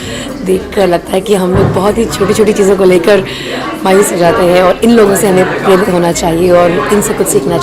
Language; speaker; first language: Hindi; native; Hindi